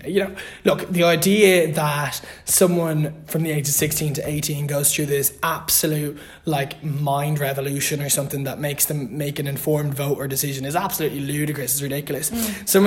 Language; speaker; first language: English; native; English